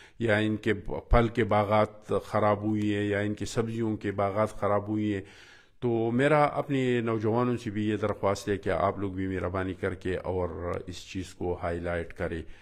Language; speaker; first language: Urdu; non-native, local second language; Pashto